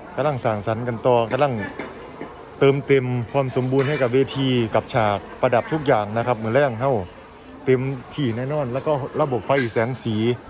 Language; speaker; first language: Thai; native; Thai